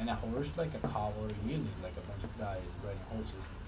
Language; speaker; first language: English; non-native, fluent; Spanish